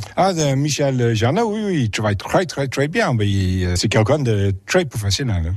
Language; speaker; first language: French; non-native, fluent; English